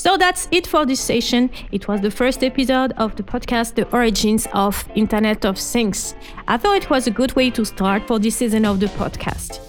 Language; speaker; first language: English; non-native, fluent; French